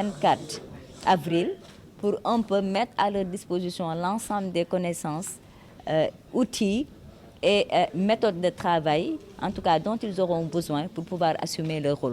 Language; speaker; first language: French; non-native, local second language; Wolof